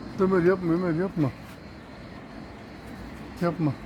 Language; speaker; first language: Turkish; native; Turkish